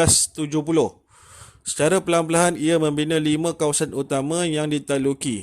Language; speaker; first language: Malay; native; Malay